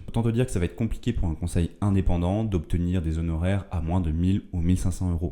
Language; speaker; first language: French; native; French